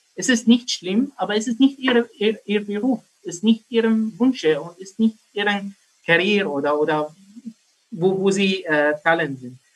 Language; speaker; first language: German; non-native, learner; Arabic